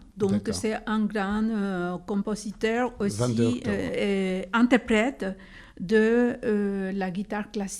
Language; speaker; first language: French; non-native, fluent; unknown